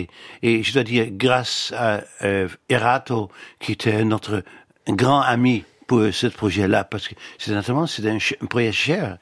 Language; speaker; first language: French; non-native, fluent; Dutch